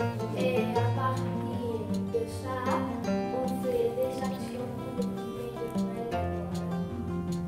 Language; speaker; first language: French; non-native, local second language; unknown